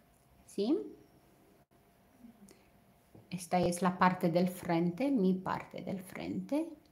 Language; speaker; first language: Spanish; non-native, fluent; Romanian